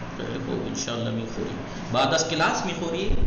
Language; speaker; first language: Persian; non-native, fluent; Urdu